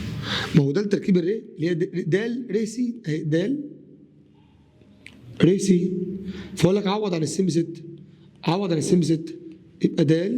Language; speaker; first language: Arabic; native; Arabic